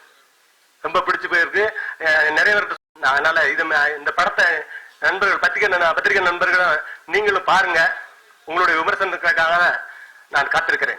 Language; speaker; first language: Tamil; native; Tamil